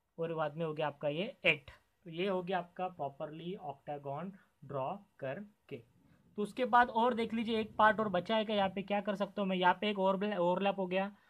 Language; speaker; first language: Hindi; non-native, local second language; Marathi